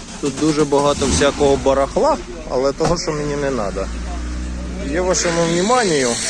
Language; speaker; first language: Ukrainian; non-native, local second language; Russian